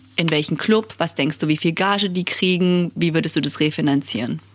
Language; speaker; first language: German; native; German